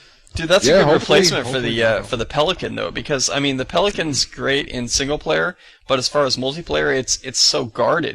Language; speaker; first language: English; native; English